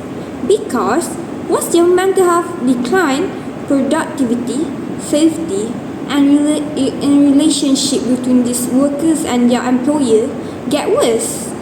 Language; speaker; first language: English; non-native, learner; Malay